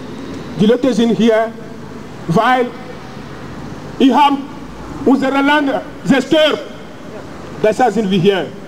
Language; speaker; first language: German; non-native, fluent; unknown